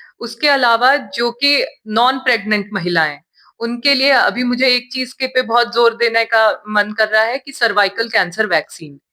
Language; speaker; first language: Hindi; native; Hindi